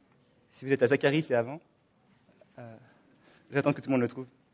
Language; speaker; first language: French; native; French